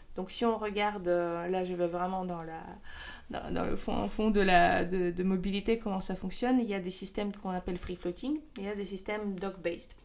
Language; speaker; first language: French; non-native, fluent; Russian